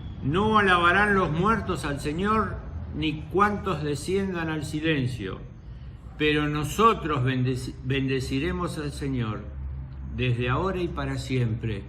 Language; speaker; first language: Spanish; native; Spanish